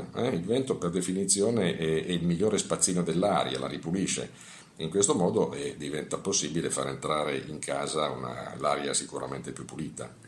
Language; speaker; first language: Italian; native; Italian